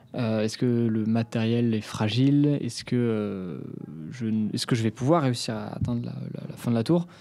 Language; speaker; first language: French; native; French